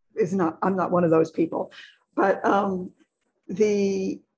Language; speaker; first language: English; native; English